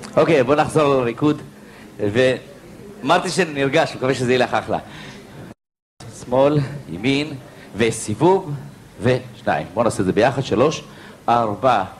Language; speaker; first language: Hebrew; native; Hebrew